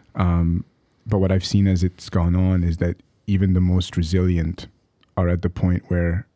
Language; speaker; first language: English; early bilingual, other home language; Arabic